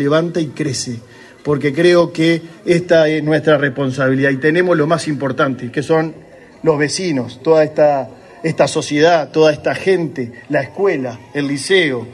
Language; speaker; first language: Spanish; native; Spanish